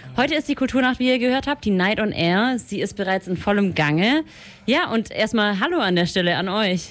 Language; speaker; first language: German; native; German